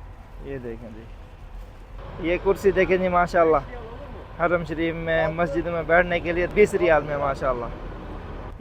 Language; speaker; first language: Hindi; native; Hindi